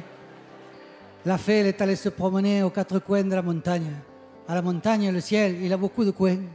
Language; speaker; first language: French; native; French